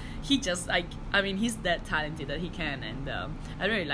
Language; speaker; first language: English; non-native, fluent; Italian